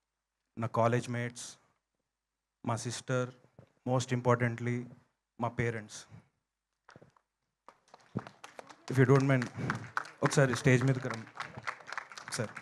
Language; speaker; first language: Telugu; native; Telugu